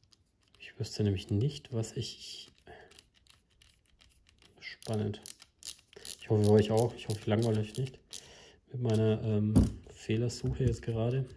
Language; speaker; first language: German; native; German